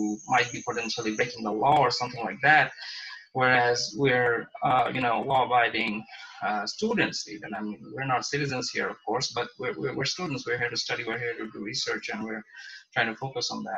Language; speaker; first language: English; non-native, local second language; Bangla